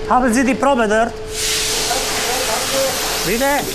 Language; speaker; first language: German; non-native, learner; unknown